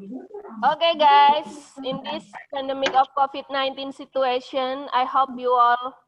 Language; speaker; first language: English; non-native, fluent; Indonesian